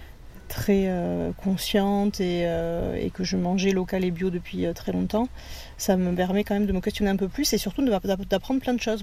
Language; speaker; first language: French; native; French